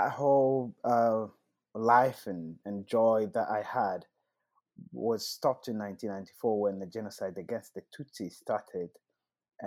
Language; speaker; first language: English; non-native, local second language; Kinyarwanda